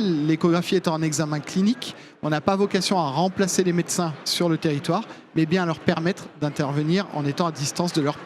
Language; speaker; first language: French; native; French